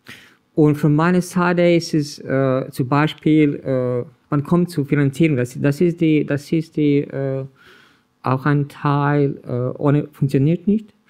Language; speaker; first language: German; non-native, learner; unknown